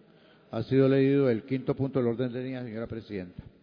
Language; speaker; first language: Spanish; native; Spanish